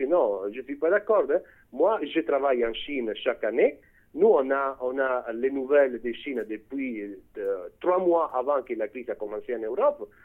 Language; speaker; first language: French; non-native, fluent; Italian